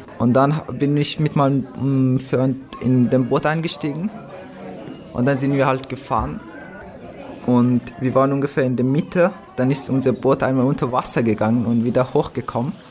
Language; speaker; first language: German; non-native, fluent; Persian